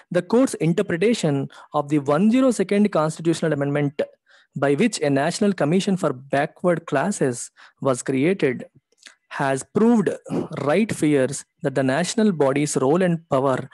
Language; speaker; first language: English; non-native, local second language; Telugu